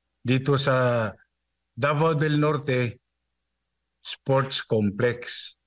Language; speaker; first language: Filipino; non-native, local second language; Cebuano